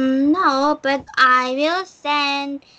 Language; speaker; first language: English; non-native, learner; Korean